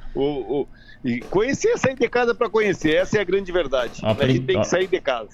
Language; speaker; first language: Portuguese; native; Portuguese